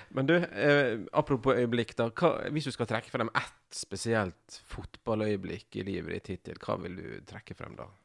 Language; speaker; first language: Norwegian; native; Norwegian